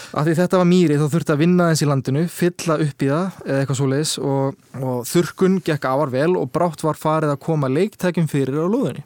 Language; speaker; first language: Icelandic; early bilingual, heritage; Icelandic